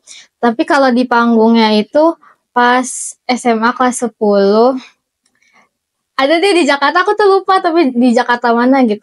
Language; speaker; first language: Indonesian; native; Indonesian